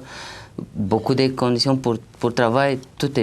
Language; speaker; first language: French; non-native, learner; Romanian